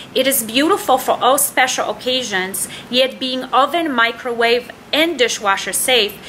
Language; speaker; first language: English; non-native, fluent; Polish